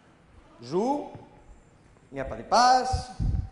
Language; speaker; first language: French; non-native, learner; Spanish